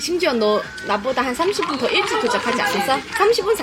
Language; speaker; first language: Korean; non-native, fluent; Chinese